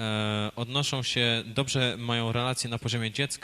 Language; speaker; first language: Polish; native; Polish